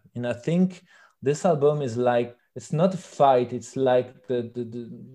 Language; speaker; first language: English; non-native, fluent; French